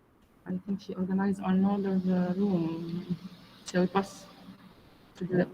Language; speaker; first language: English; non-native, learner; Arabic